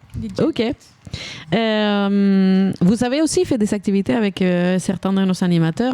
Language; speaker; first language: French; native; French